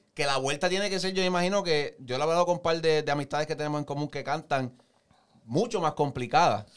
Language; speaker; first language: Spanish; native; Spanish